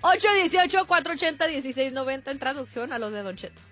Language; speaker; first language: Spanish; early bilingual, heritage; Spanish